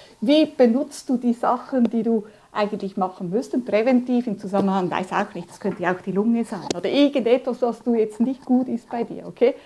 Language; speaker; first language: German; early bilingual, other home language; Spanish